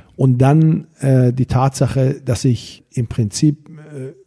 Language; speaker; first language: German; early bilingual, other home language; Persian